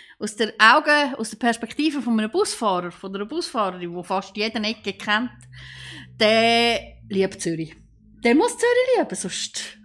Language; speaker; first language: German; native; German